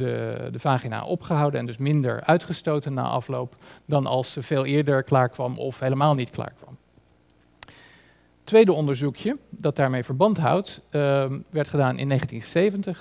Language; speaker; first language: Dutch; native; Dutch